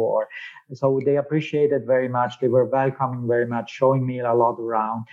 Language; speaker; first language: English; non-native, fluent; German